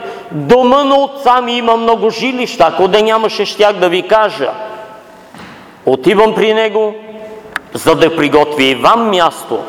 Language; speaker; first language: Bulgarian; native; Bulgarian